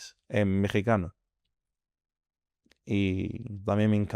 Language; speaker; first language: Spanish; non-native, fluent; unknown